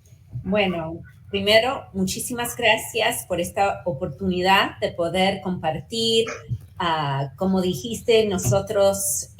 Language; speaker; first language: Spanish; early bilingual, heritage; Spanish